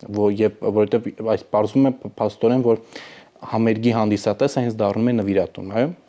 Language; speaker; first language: Armenian; native; Armenian